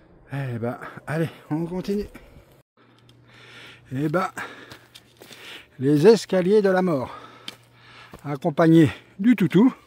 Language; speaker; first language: French; native; French